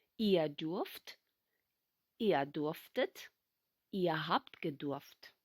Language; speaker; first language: German; non-native, fluent; Ukrainian